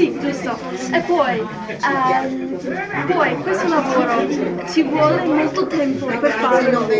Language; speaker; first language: Italian; non-native, learner; English